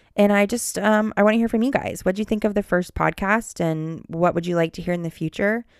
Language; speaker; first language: English; native; English